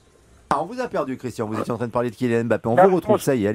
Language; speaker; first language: French; native; French